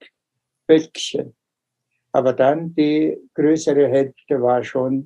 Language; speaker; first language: German; non-native, fluent; Tuvinian